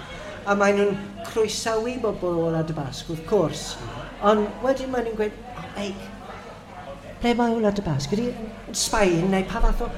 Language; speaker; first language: Welsh; non-native, fluent; English